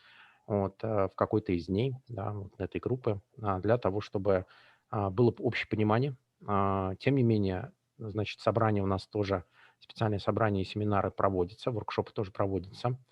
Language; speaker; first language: Russian; native; Russian